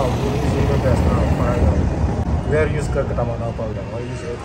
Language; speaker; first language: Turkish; non-native, learner; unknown